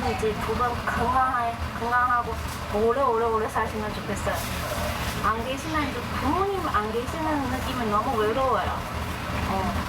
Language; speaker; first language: Korean; non-native, learner; Chinese